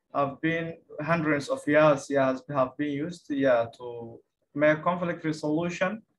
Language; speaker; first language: English; non-native, fluent; Somali